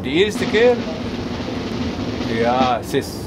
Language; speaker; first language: Dutch; non-native, learner; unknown